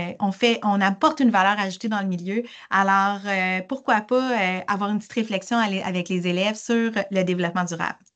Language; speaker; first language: French; native; French